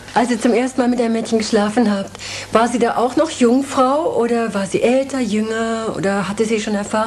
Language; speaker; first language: German; native; German